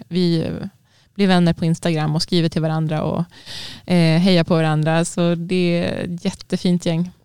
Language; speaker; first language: Swedish; native; Swedish